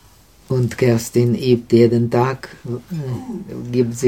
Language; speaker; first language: German; non-native, fluent; Czech